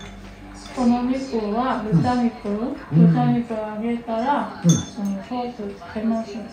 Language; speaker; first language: Japanese; non-native, learner; Vietnamese